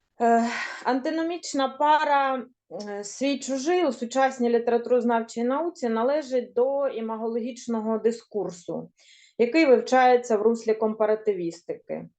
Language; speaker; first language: Ukrainian; native; Ukrainian